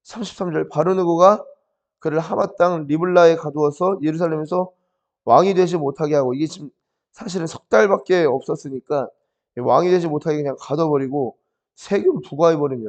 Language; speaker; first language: Korean; native; Korean